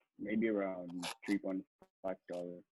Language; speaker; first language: English; non-native, learner; Indonesian